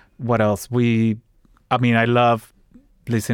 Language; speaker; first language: English; non-native, fluent; Spanish